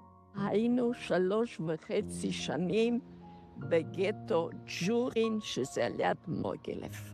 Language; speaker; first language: Hebrew; non-native, fluent; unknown